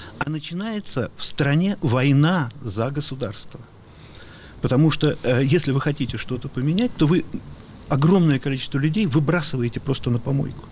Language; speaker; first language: Russian; native; Russian